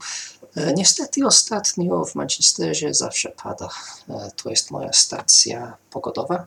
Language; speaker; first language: Polish; non-native, fluent; English